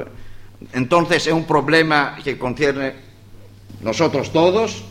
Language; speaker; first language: Spanish; non-native, learner; Greek